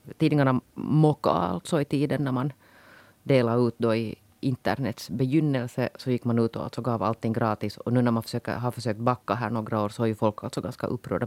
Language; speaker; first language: Swedish; native; Swedish